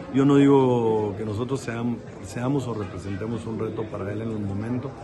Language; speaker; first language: Spanish; native; Spanish